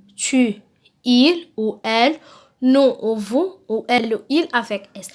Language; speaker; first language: French; non-native, local second language; Arabic